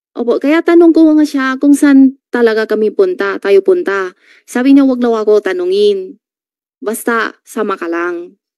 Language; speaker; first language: Filipino; non-native, learner; Chinese